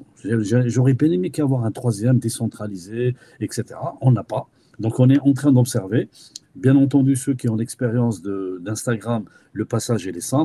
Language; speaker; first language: French; native; French